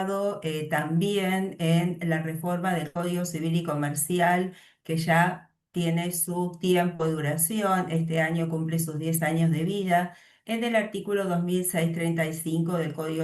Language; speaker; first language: Spanish; native; Spanish